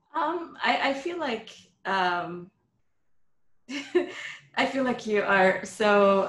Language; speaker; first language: English; non-native, fluent; Arabic